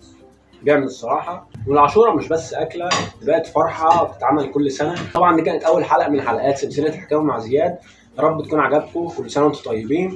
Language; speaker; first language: Arabic; native; Arabic